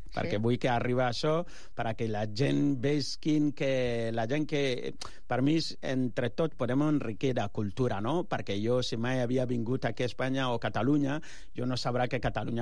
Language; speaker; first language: Catalan; non-native, fluent; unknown